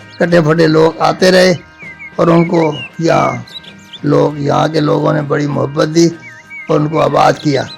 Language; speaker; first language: Urdu; non-native, local second language; Punjabi